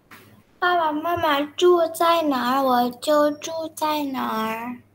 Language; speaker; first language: Chinese; non-native, learner; Indonesian